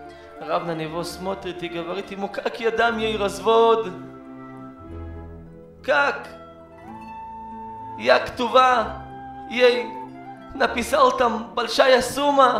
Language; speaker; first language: Russian; non-native, learner; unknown